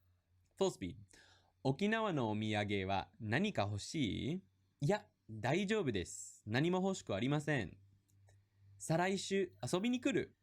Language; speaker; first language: Japanese; non-native, fluent; English